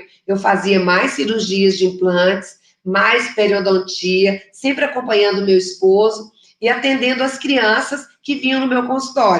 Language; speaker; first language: Portuguese; native; Portuguese